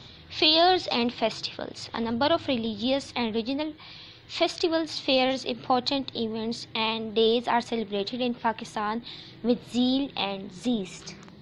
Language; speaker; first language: English; non-native, local second language; Punjabi